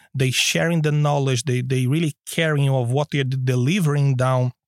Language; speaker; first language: English; non-native, fluent; Portuguese